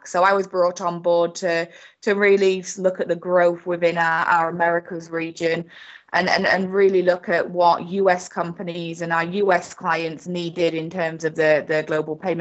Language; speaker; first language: English; native; English